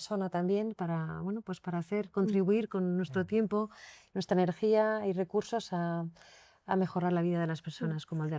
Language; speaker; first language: Spanish; native; Spanish